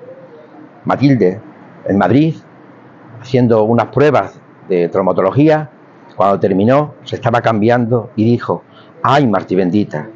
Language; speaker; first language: Spanish; native; Spanish